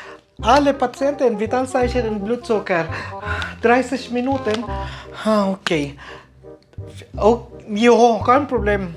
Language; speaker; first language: German; non-native, learner; Filipino